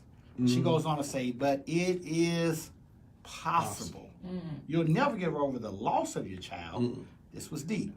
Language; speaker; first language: English; native; English